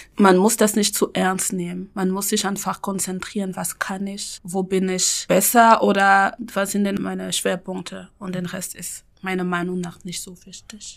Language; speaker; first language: German; non-native, fluent; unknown